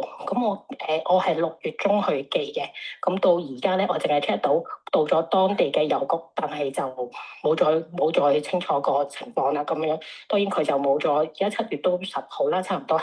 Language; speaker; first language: Cantonese; native; Cantonese